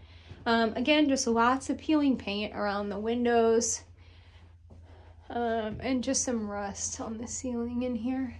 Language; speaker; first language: English; native; English